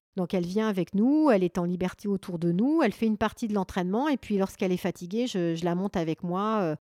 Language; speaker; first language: French; native; French